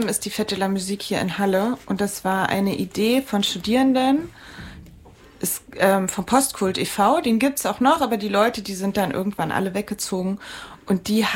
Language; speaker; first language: German; native; German